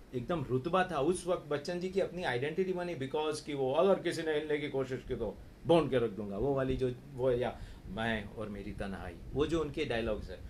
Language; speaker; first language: Hindi; non-native, local second language; Gujarati